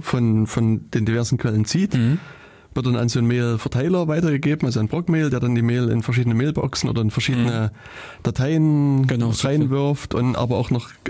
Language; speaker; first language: German; native; German